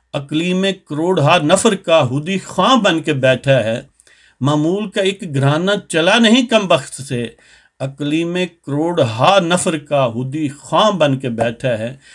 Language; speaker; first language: Urdu; native; Urdu